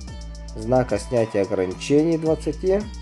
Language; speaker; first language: Russian; native; Russian